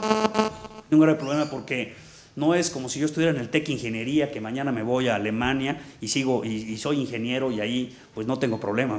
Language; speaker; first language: Spanish; native; Spanish